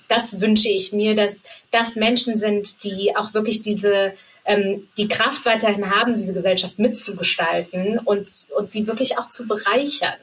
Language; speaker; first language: German; native; German